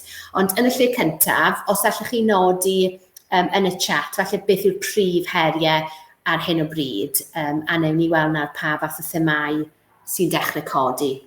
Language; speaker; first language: Welsh; native; Welsh